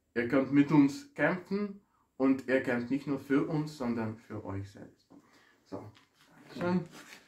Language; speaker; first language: German; non-native, fluent; Ukrainian